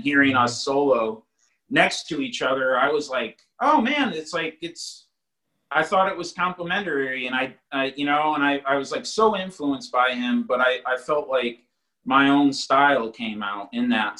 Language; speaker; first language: English; native; English